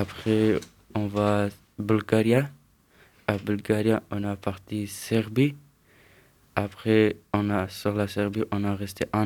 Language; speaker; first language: French; non-native, learner; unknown